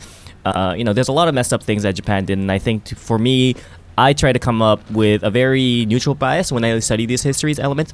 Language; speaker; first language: English; non-native, local second language; Japanese